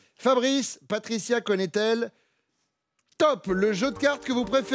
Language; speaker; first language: French; native; French